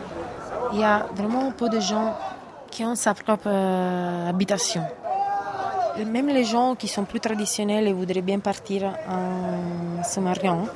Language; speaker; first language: French; non-native, fluent; Italian